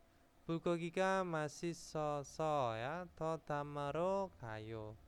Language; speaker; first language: Korean; non-native, learner; Indonesian